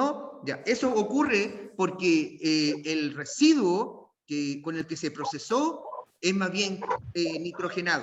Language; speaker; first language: Spanish; native; Spanish